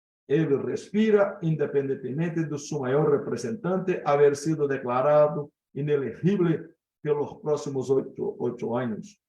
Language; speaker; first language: Spanish; non-native, fluent; Portuguese